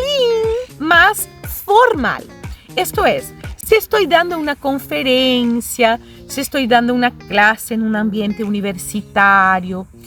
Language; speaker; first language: Spanish; non-native, fluent; Portuguese